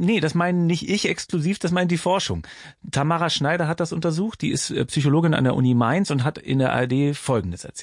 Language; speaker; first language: German; native; German